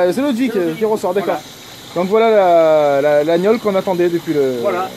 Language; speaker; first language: French; native; French